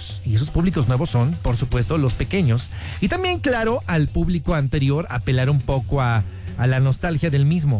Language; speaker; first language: Spanish; native; Spanish